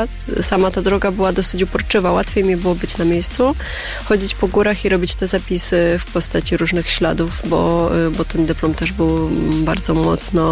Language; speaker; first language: Polish; native; Polish